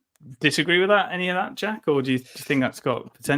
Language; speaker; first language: English; native; English